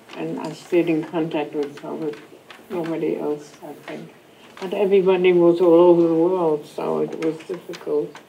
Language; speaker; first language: English; non-native, fluent; German